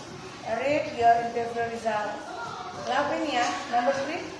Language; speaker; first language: English; non-native, learner; Indonesian